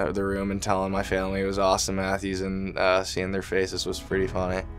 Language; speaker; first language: English; native; English